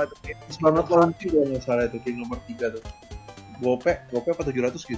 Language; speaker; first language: Indonesian; native; Indonesian